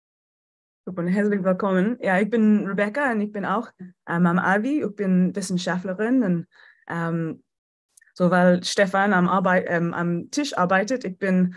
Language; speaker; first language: German; non-native, learner; English